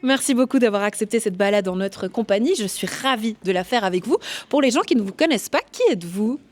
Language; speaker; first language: French; native; French